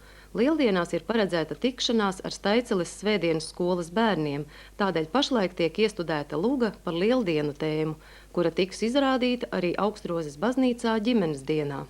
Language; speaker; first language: Latvian; native; Latvian